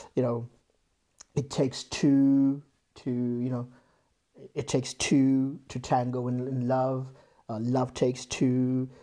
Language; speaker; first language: English; non-native, local second language; Shona